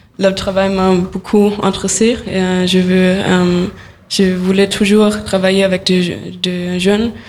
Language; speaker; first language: French; non-native, learner; German